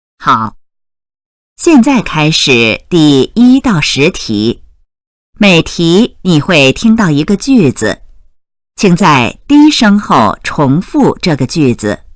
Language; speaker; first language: Chinese; native; Chinese